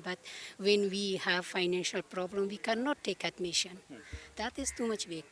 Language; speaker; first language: English; non-native, learner; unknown